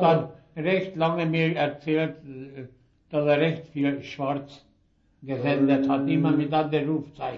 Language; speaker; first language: German; early bilingual, heritage; German